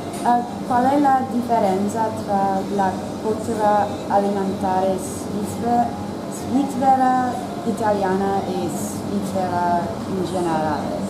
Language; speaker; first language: Italian; non-native, learner; English